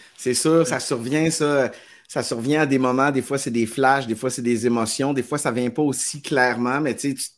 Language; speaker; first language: French; native; French